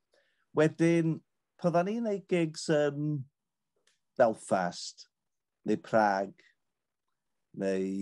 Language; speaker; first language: Welsh; native; Welsh